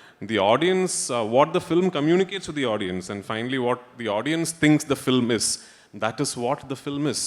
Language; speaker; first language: English; non-native, local second language; Malayalam